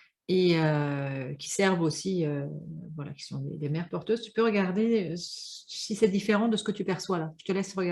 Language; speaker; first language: French; native; French